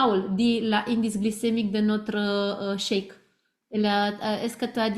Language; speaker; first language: French; non-native, learner; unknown